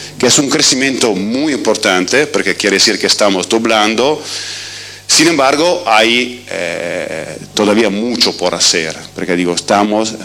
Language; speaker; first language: Spanish; non-native, fluent; Italian